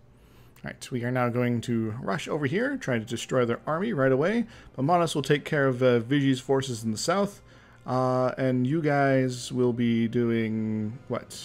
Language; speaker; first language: English; native; English